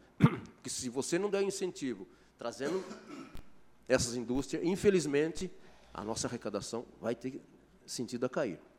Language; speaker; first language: Portuguese; native; Portuguese